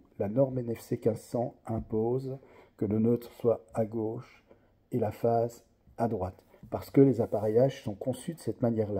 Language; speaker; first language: French; native; French